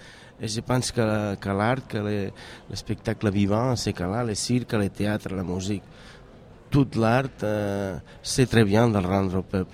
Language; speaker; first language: French; non-native, fluent; Catalan